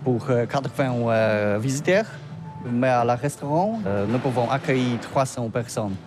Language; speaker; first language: French; non-native, learner; Polish